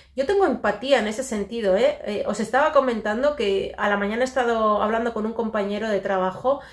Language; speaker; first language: Spanish; native; Spanish